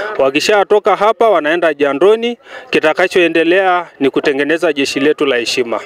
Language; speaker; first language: Swahili; non-native, local second language; Masai